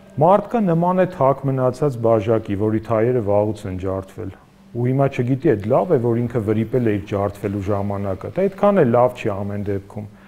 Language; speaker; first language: Armenian; native; Armenian